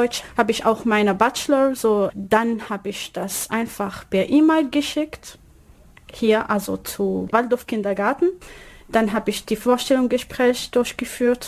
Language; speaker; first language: German; non-native, learner; Arabic